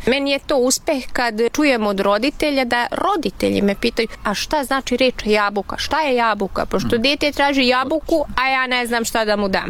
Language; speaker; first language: Serbian; non-native, local second language; Hungarian